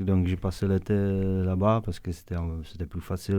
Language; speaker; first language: French; non-native, fluent; Czech